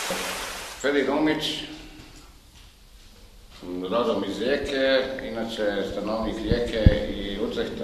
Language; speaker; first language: Croatian; native; Croatian